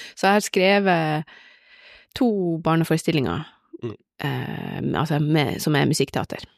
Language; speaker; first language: Norwegian; native; Norwegian